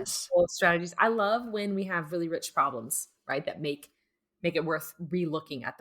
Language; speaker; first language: English; native; English